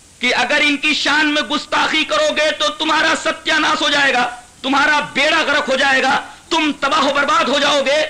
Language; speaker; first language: Urdu; native; Urdu